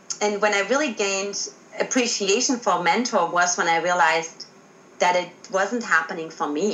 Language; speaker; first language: English; non-native, fluent; German